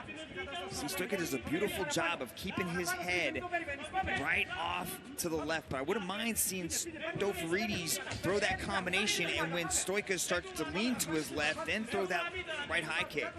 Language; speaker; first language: English; native; English